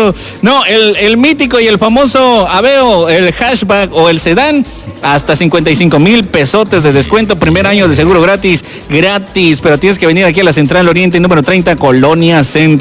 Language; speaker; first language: Spanish; native; Spanish